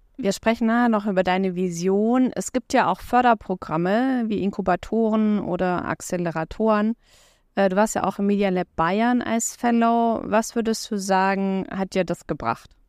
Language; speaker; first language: German; native; German